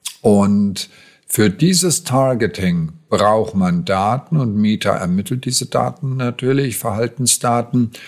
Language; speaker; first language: German; native; German